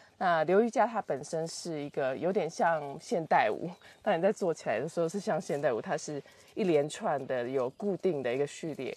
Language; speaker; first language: Chinese; native; Chinese